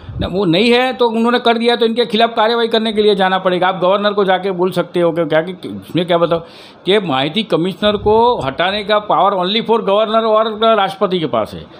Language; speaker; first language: Hindi; native; Hindi